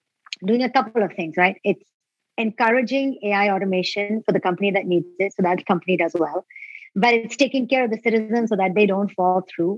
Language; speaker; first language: English; non-native, local second language; Urdu